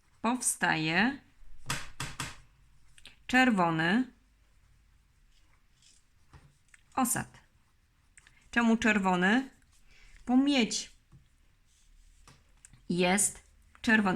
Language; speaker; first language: Polish; native; Polish